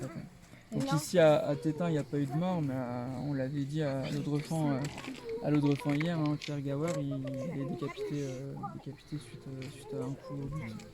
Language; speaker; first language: French; native; French